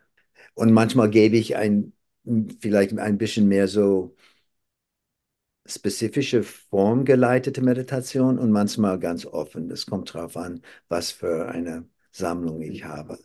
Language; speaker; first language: German; non-native, fluent; English